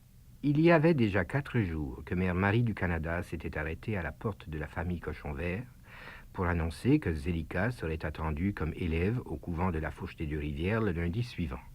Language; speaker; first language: French; native; French